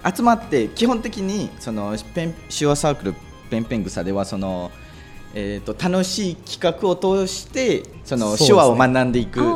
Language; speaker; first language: Japanese; non-native, fluent; Malay